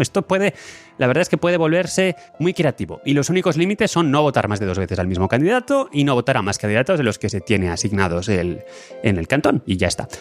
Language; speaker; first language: Spanish; native; Spanish